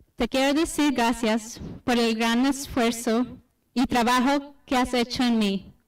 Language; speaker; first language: Spanish; early bilingual, heritage; Spanish